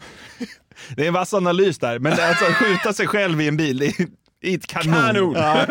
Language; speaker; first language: Swedish; native; Swedish